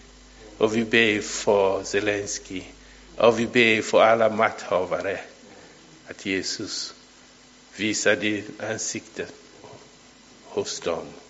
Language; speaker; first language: Swedish; non-native, fluent; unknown